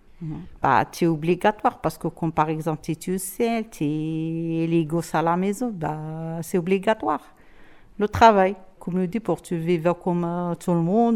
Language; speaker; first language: French; non-native, learner; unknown